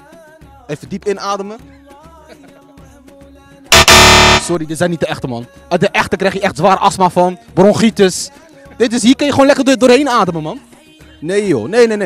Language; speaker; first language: Dutch; early bilingual, other home language; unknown